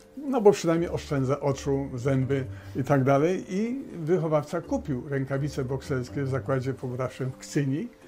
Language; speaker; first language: Polish; native; Polish